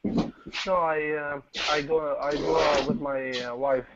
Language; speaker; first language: English; non-native, learner; Arabic